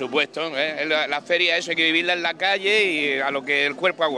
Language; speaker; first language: Spanish; native; Spanish